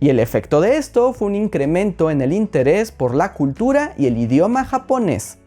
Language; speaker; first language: Spanish; native; Spanish